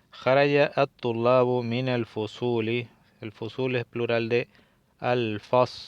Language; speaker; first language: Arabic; non-native, fluent; Spanish